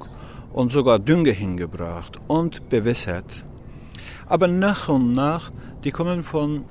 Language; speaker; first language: German; non-native, learner; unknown